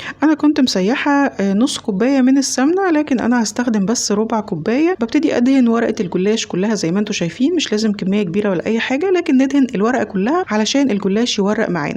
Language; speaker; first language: Arabic; native; Arabic